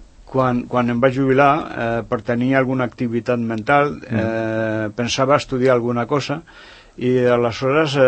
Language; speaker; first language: Catalan; non-native, local second language; Spanish